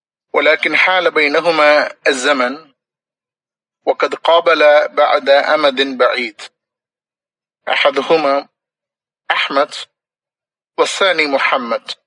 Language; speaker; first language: Arabic; non-native, fluent; Malayalam